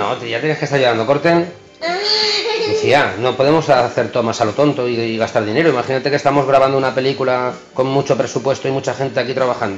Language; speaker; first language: Spanish; native; Spanish